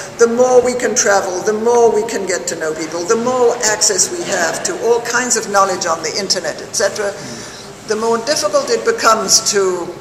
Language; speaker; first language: English; non-native, fluent; French